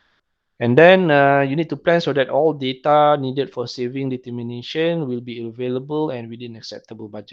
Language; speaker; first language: English; non-native, local second language; Malay